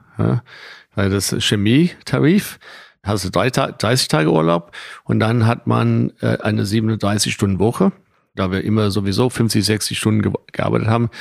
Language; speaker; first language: German; non-native, fluent; English